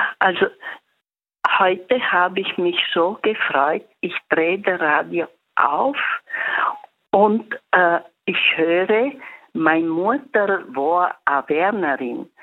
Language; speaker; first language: German; early bilingual, other home language; Italian